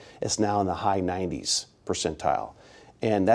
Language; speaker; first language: English; native; English